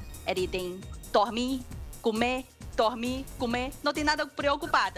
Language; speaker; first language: Portuguese; non-native, learner; Chinese